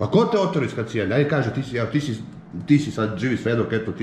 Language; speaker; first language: Serbian; native; Serbian